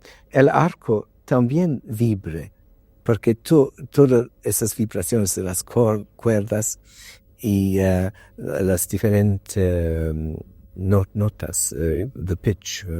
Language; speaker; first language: Spanish; non-native, learner; English